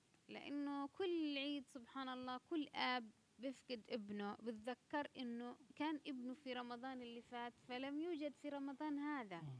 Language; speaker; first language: Arabic; native; Arabic